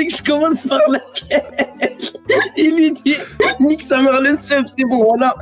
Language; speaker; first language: French; native; French